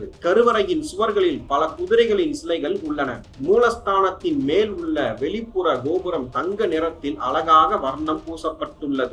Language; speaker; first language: Tamil; native; Tamil